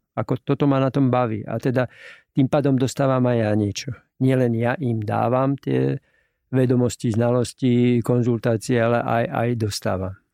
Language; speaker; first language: Slovak; native; Slovak